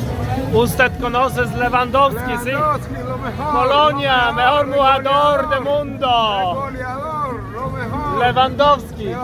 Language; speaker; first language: Spanish; non-native, learner; Polish